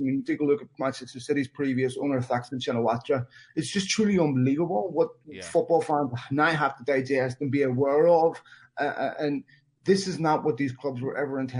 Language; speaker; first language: English; native; English